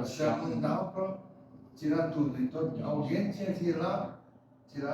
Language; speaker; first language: Portuguese; early bilingual, other home language; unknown